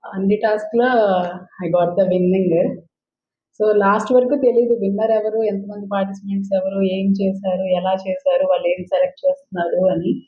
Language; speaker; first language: Telugu; native; Telugu